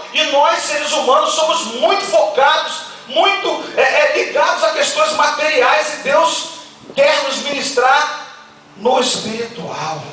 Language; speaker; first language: Portuguese; native; Portuguese